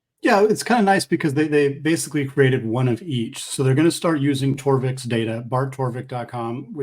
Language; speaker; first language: English; native; English